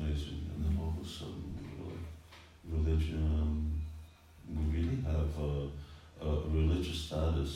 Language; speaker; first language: English; native; English